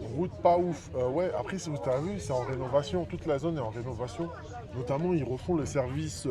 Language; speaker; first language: French; native; French